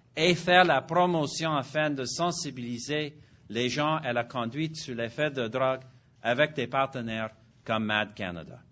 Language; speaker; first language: French; non-native, fluent; English